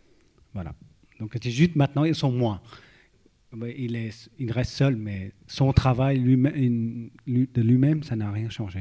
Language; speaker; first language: French; non-native, fluent; Vietnamese